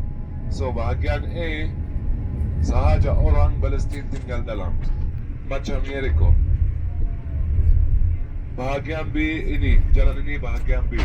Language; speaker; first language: Indonesian; non-native, fluent; Arabic